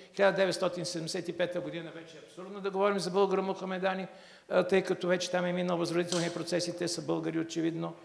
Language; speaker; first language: Bulgarian; native; Bulgarian